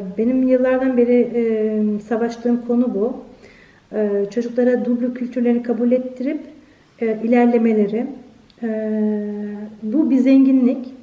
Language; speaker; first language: Turkish; early bilingual, heritage; Turkish